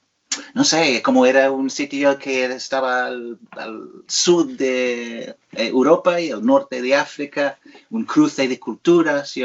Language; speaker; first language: Spanish; non-native, fluent; English